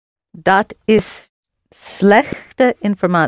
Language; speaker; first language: Dutch; non-native, learner; English